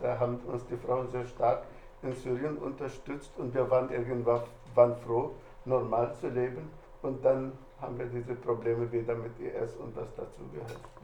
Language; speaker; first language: German; non-native, fluent; Arabic